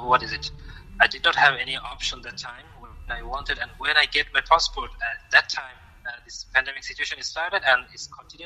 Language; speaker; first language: English; non-native, local second language; Bangla